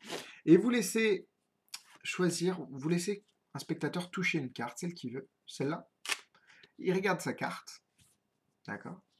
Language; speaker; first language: French; native; French